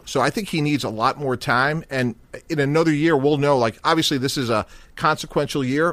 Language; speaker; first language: English; native; English